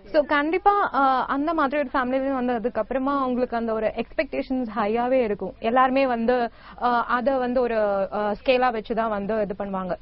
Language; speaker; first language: Tamil; native; Tamil